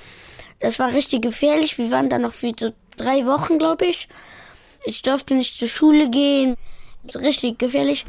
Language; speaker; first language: German; early bilingual, other home language; Pashto